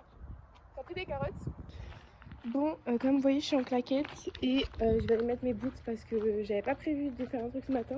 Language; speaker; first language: French; native; French